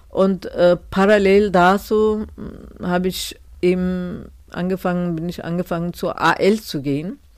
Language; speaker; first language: German; non-native, fluent; Turkish